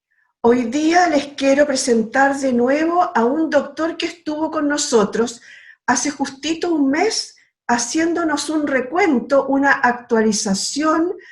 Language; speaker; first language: Spanish; native; Spanish